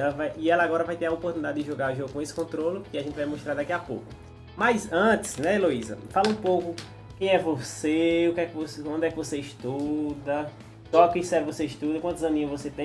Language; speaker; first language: Portuguese; native; Portuguese